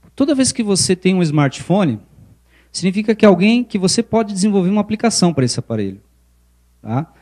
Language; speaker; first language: Portuguese; early bilingual, other home language; Spanish